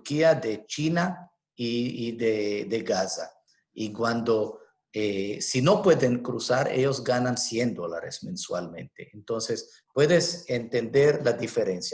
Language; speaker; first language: Spanish; non-native, fluent; Hebrew